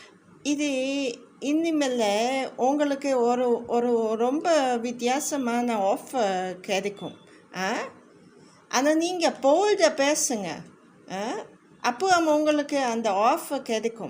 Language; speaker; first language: Tamil; non-native, learner; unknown